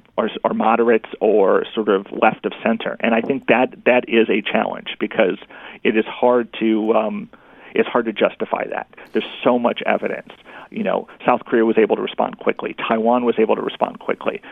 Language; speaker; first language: English; native; English